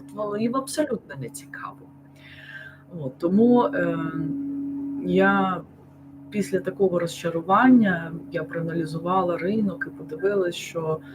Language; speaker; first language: Ukrainian; non-native, local second language; Russian